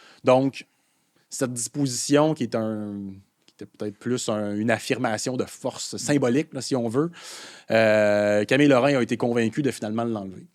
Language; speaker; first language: French; native; French